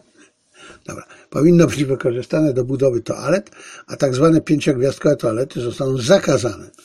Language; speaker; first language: Polish; native; Polish